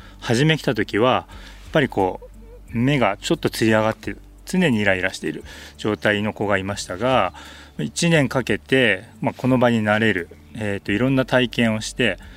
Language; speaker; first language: Japanese; native; Japanese